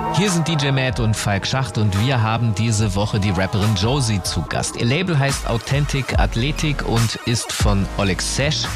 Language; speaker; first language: German; native; German